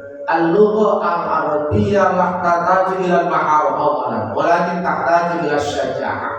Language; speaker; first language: Arabic; non-native, fluent; Indonesian